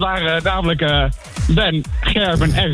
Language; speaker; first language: Dutch; native; Dutch